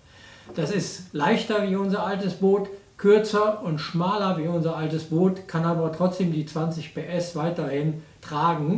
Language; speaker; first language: German; native; German